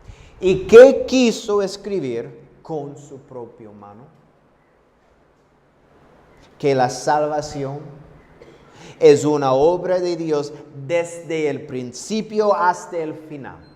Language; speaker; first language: Spanish; non-native, fluent; English